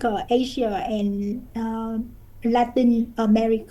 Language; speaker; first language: English; non-native, learner; Vietnamese